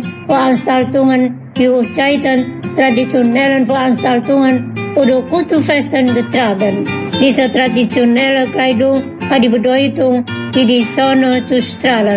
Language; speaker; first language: German; non-native, fluent; Indonesian